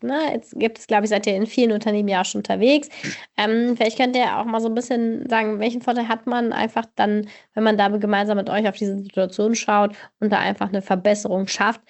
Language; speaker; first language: German; native; German